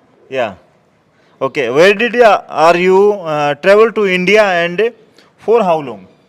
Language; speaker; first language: English; non-native, learner; Hindi